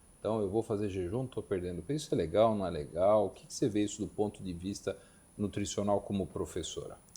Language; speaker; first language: Portuguese; native; Portuguese